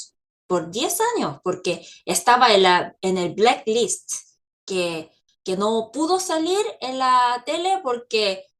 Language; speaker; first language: Spanish; non-native, fluent; Korean